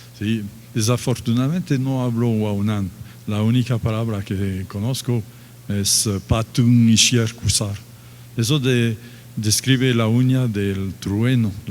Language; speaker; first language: Spanish; non-native, fluent; French